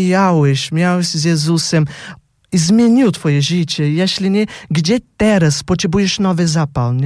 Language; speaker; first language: Polish; non-native, fluent; Portuguese